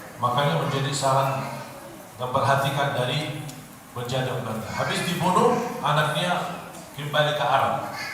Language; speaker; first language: Indonesian; non-native, fluent; Arabic